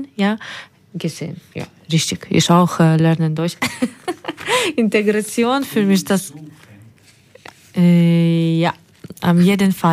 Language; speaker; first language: German; non-native, learner; Ukrainian